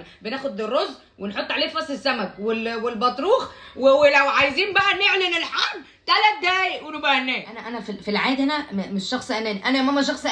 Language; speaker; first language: Arabic; native; Arabic